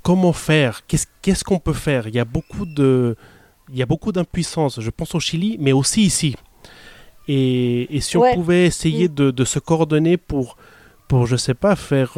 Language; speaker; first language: French; early bilingual, other home language; Spanish